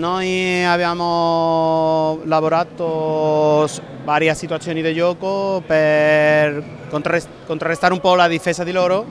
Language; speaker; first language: Italian; non-native, learner; Spanish